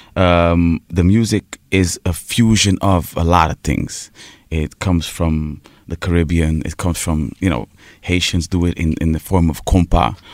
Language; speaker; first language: English; early bilingual, heritage; Portuguese